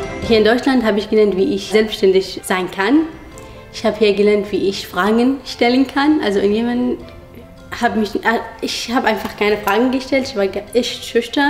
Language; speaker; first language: German; non-native, fluent; Arabic